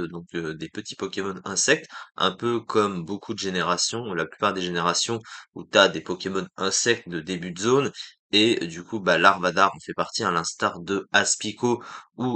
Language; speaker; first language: French; native; French